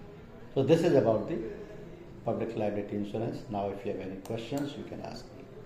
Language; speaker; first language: English; non-native, local second language; Hindi